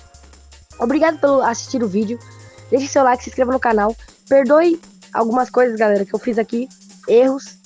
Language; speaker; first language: Portuguese; native; Portuguese